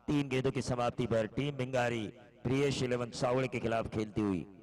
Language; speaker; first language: Hindi; non-native, local second language; Marathi